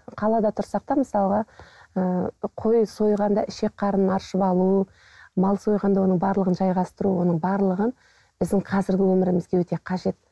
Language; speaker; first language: Kazakh; native; Kazakh